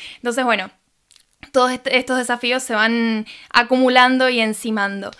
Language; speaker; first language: Spanish; native; Spanish